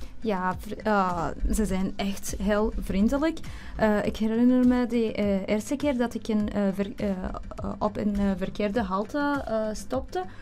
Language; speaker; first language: Dutch; non-native, learner; Arabic